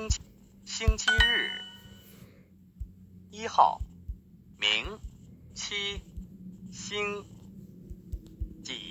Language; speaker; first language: Chinese; non-native, learner; English